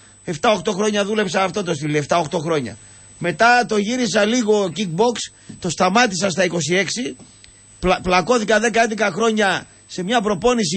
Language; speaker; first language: Greek; native; Greek